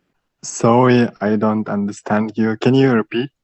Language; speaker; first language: English; non-native, learner; Kazakh